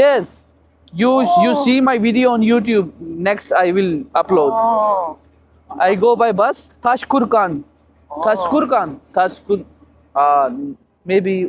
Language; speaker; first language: English; non-native, learner; Punjabi